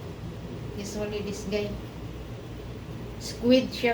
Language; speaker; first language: English; non-native, learner; Filipino